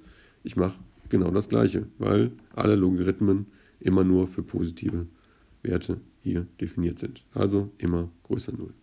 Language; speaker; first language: German; native; German